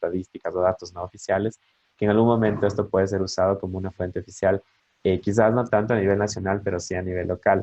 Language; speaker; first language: Spanish; native; Spanish